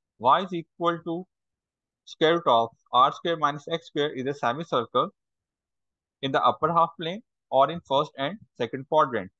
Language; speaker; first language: English; non-native, local second language; Urdu